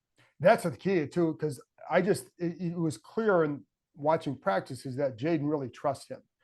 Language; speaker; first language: English; native; English